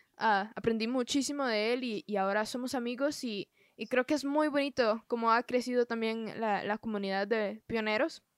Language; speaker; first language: Spanish; native; Spanish